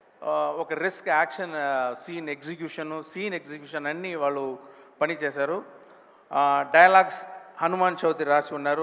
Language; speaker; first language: Telugu; non-native, local second language; Tamil